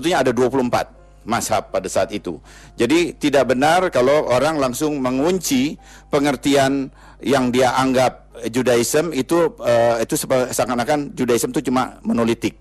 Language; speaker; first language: Indonesian; native; Indonesian